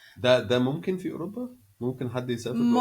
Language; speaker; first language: Arabic; native; Arabic